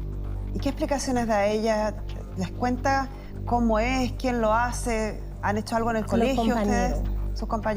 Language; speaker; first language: Spanish; native; Spanish